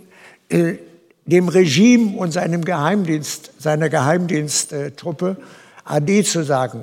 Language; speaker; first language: German; native; German